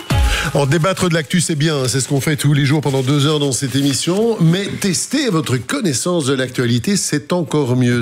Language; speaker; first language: French; native; French